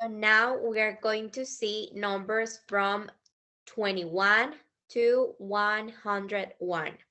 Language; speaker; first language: English; non-native, fluent; Spanish